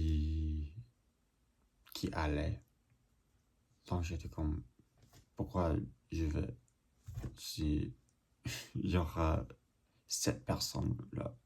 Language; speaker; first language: French; non-native, learner; English